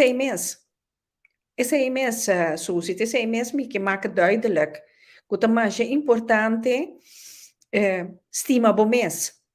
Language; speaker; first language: Dutch; non-native, local second language; Papiamento